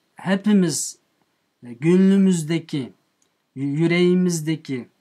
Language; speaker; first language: Turkish; non-native, fluent; Uyghur